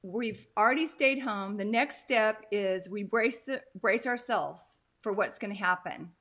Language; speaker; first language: English; native; English